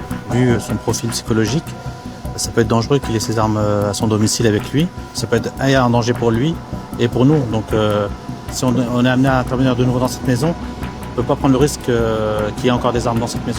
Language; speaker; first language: French; native; French